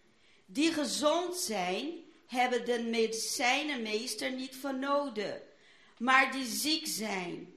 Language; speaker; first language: Dutch; non-native, fluent; Portuguese